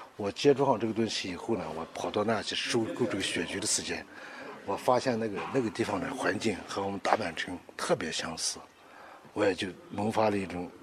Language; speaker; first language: Chinese; native; Chinese